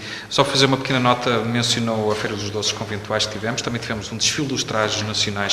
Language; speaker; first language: Portuguese; native; Portuguese